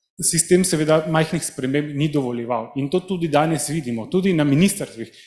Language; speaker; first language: Slovenian; early bilingual, heritage; Slovenian